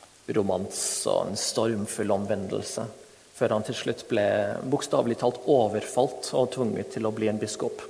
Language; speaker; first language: Norwegian; non-native, fluent; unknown